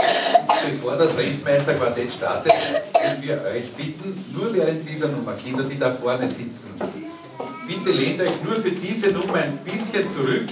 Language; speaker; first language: German; native; German